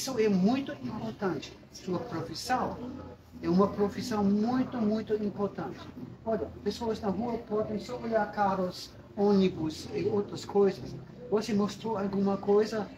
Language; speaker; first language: Portuguese; non-native, learner; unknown